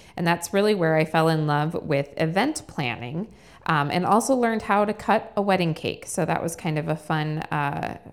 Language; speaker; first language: English; native; English